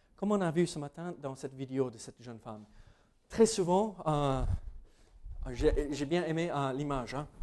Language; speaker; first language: French; non-native, fluent; English